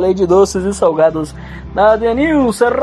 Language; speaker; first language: Portuguese; native; Portuguese